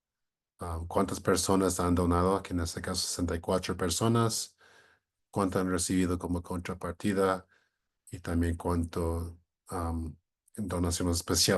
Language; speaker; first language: Spanish; non-native, fluent; English